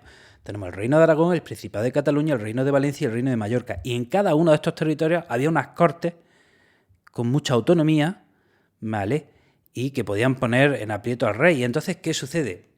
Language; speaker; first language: Spanish; native; Spanish